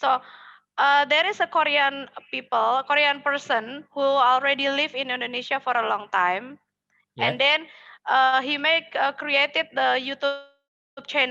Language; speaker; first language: English; non-native, fluent; Indonesian